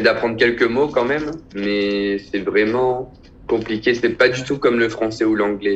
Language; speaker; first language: French; native; French